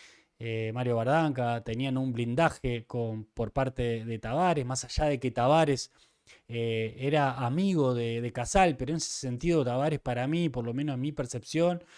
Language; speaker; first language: Spanish; native; Spanish